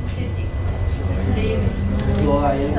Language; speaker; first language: English; non-native, learner; Arabic